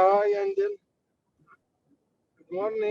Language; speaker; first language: English; non-native, learner; Arabic